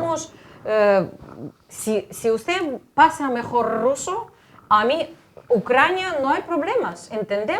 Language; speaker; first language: Spanish; non-native, fluent; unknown